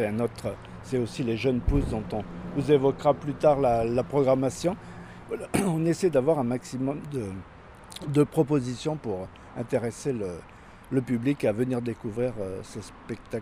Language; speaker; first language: French; native; French